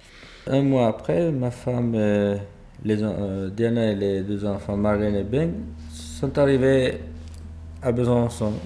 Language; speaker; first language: French; non-native, fluent; Albanian